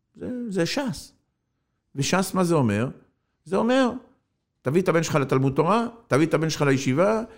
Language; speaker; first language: Hebrew; non-native, fluent; Arabic